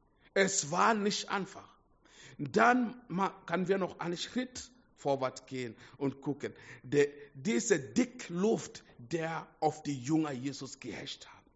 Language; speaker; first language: German; non-native, fluent; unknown